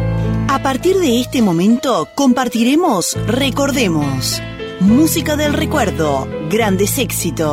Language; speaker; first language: Spanish; native; Spanish